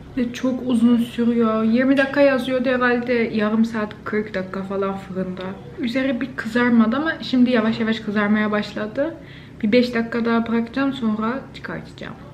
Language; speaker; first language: Turkish; native; Turkish